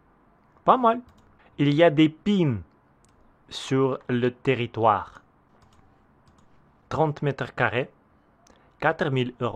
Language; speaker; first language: French; non-native, learner; Russian